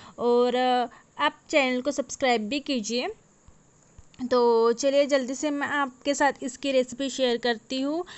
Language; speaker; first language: Hindi; non-native, local second language; Marathi